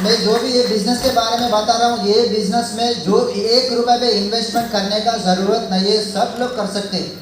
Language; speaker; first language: Hindi; non-native, local second language; Telugu